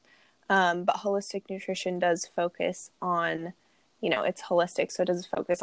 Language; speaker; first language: English; native; English